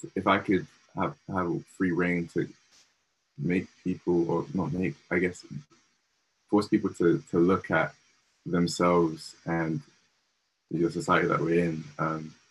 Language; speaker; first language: English; native; English